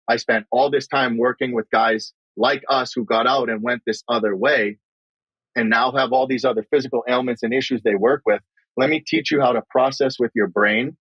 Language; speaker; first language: English; native; English